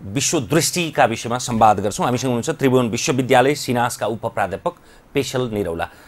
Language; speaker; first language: Nepali; native; Nepali